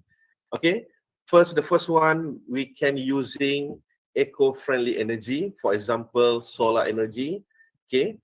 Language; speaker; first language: English; non-native, fluent; Malay